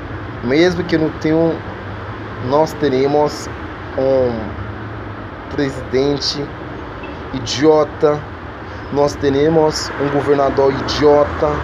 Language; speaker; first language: Portuguese; non-native, learner; Haitian Creole